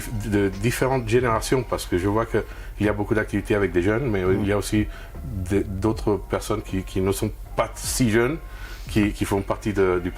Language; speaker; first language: French; non-native, fluent; Spanish